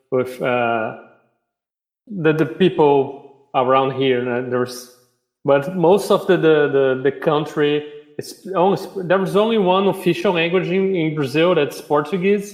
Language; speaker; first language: English; non-native, fluent; Portuguese